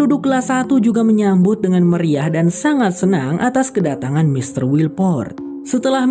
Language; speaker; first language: Indonesian; native; Indonesian